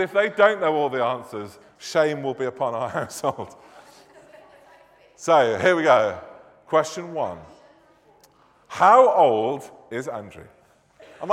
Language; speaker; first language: English; native; English